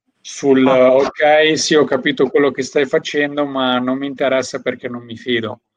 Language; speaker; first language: Italian; early bilingual, other home language; Albanian